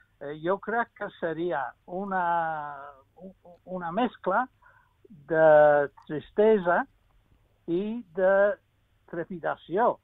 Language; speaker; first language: Catalan; non-native, fluent; English